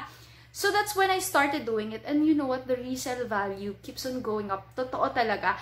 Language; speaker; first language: English; non-native, local second language; Filipino